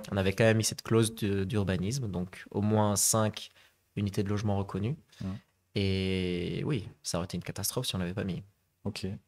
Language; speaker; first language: French; native; French